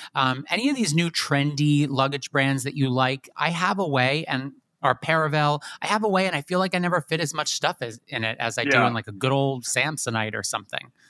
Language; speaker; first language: English; native; English